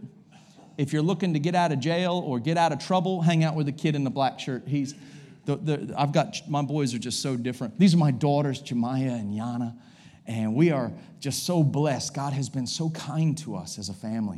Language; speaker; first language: English; native; English